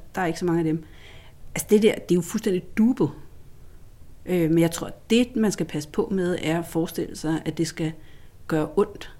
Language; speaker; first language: Danish; native; Danish